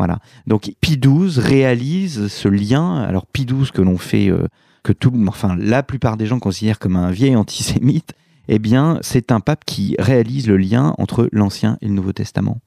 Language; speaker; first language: French; native; French